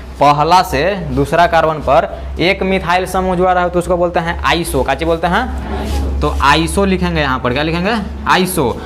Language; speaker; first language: Hindi; native; Hindi